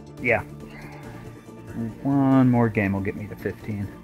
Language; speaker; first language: English; native; English